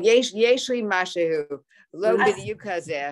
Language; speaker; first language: Hebrew; non-native, learner; English